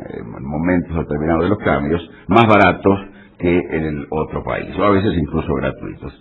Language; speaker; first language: Spanish; native; Spanish